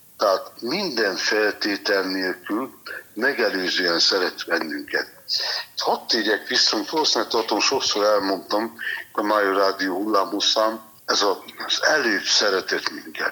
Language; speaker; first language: Hungarian; native; Hungarian